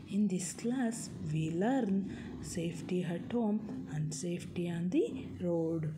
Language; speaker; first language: English; non-native, local second language; Kannada